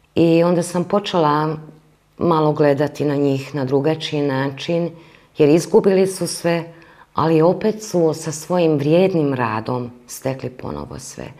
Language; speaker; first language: Croatian; non-native, local second language; Hungarian